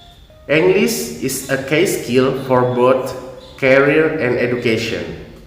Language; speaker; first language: English; non-native, fluent; Indonesian